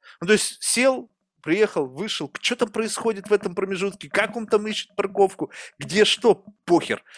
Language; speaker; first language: Russian; native; Russian